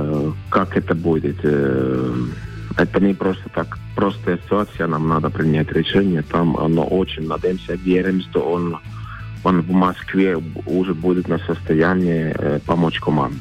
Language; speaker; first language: Russian; non-native, fluent; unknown